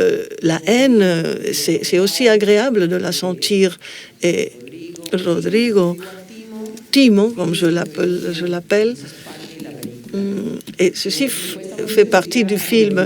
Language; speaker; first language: French; non-native, fluent; Spanish